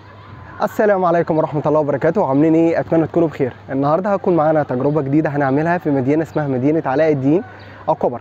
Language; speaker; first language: Arabic; native; Arabic